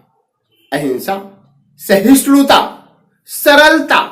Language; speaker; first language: Hindi; native; Hindi